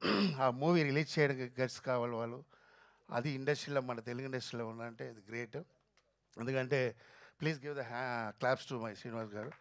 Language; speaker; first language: Telugu; non-native, fluent; Tamil